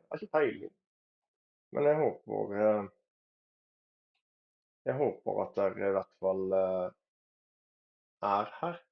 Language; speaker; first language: Norwegian; native; Norwegian